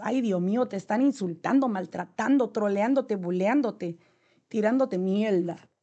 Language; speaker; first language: Spanish; native; Spanish